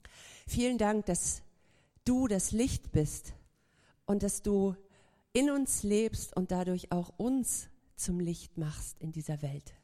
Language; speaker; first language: German; native; German